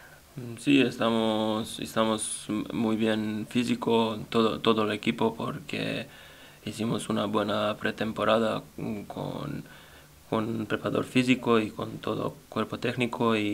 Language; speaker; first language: Spanish; non-native, learner; Serbian